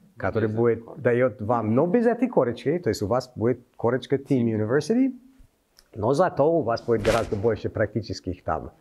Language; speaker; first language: Russian; non-native, fluent; English